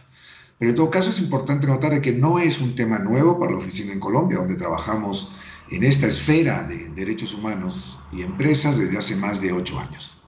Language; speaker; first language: Spanish; native; Spanish